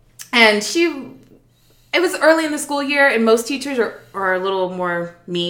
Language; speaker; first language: English; native; English